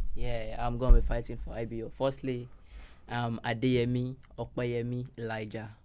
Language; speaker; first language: English; non-native, local second language; Yoruba